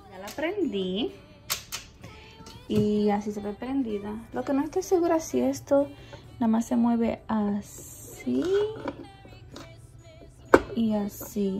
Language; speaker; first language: Spanish; early bilingual, heritage; Spanish